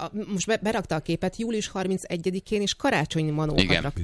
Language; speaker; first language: Hungarian; native; Hungarian